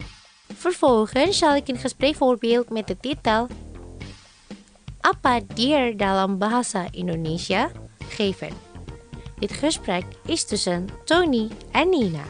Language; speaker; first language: Dutch; non-native, fluent; Indonesian